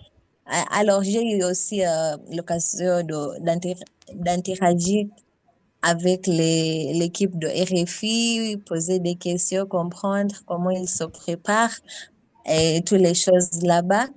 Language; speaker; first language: French; non-native, fluent; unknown